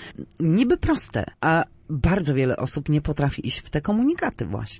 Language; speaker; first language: Polish; native; Polish